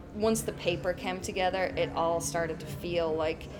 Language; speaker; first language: English; native; English